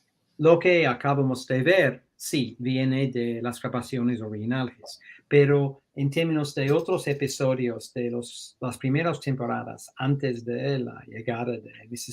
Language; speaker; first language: Spanish; non-native, fluent; English